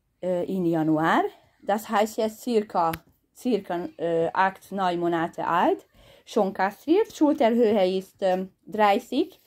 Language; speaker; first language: German; non-native, learner; Hungarian